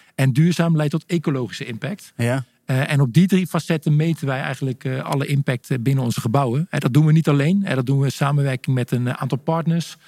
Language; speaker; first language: Dutch; native; Dutch